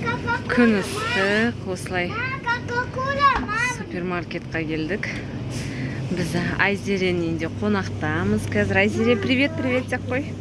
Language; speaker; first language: Kazakh; native; Kazakh